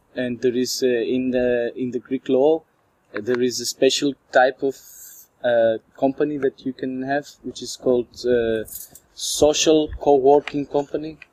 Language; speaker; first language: English; non-native, fluent; Greek